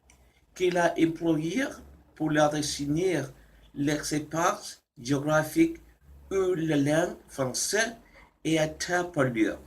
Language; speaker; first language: French; non-native, learner; Spanish